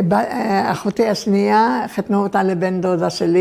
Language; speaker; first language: Hebrew; early bilingual, other home language; Turkish